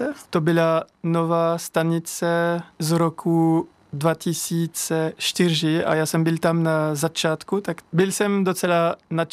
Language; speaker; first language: Czech; non-native, learner; French